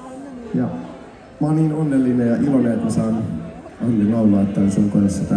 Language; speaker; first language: Finnish; native; Finnish